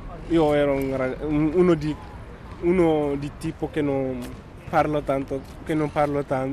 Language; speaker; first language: Italian; non-native, learner; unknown